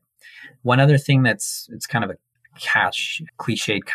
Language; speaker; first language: English; native; English